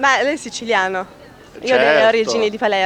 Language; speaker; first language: Italian; native; Italian